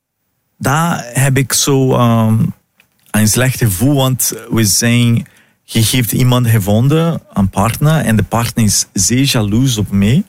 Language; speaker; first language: Dutch; non-native, learner; Portuguese